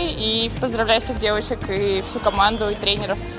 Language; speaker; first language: Russian; native; Russian